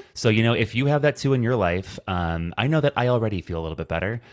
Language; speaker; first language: English; native; English